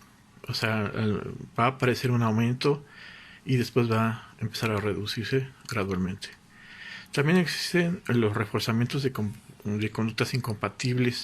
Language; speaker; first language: Spanish; native; Spanish